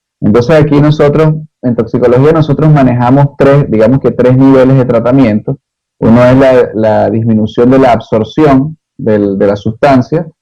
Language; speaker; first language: Spanish; native; Spanish